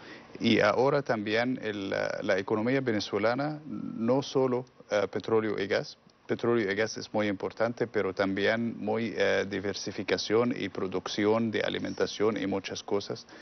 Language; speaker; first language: Spanish; non-native, learner; Arabic